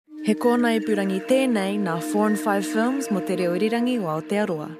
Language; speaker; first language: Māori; non-native, local second language; English